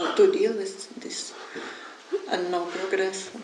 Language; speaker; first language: English; non-native, learner; Czech